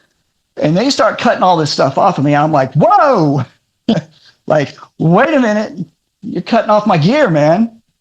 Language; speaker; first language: English; native; English